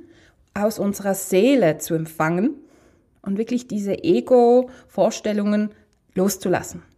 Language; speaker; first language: German; native; German